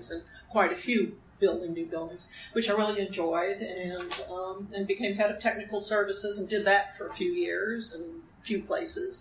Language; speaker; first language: English; native; English